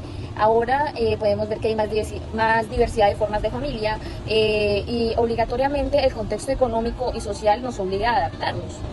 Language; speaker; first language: Spanish; native; Spanish